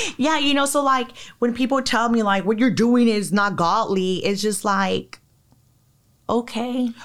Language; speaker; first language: English; native; English